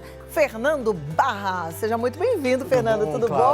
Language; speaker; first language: Portuguese; native; Portuguese